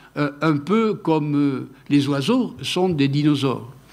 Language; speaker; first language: French; non-native, local second language; Occitan